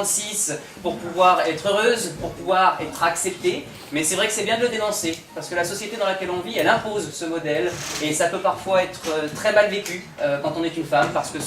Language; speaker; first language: French; native; French